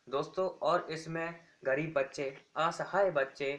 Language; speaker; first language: Hindi; native; Hindi